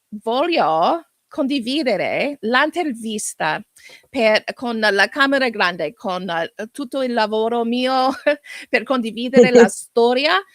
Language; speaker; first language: Italian; non-native, learner; English